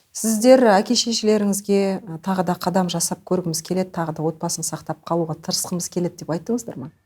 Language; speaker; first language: Kazakh; native; Kazakh